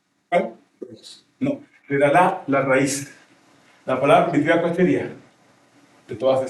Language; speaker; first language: Spanish; native; Spanish